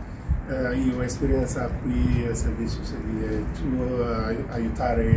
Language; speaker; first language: Italian; non-native, learner; Ukrainian